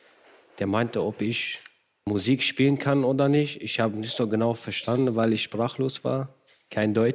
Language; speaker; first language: German; non-native, fluent; Kurdish